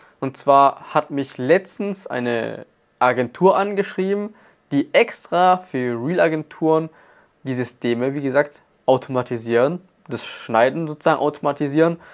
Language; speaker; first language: German; native; German